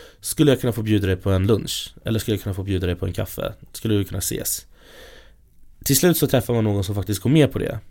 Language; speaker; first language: Swedish; native; Swedish